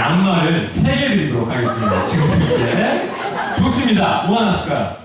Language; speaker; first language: Korean; native; Korean